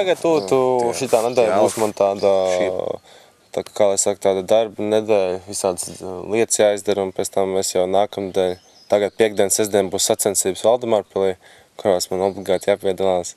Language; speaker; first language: Latvian; native; Latvian